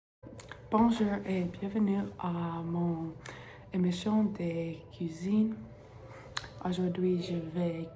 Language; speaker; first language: French; non-native, learner; English